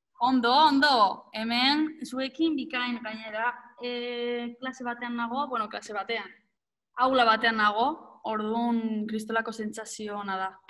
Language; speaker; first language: Basque; non-native, local second language; Spanish